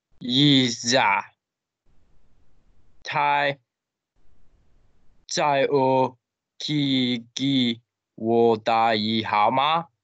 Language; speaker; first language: Chinese; non-native, learner; English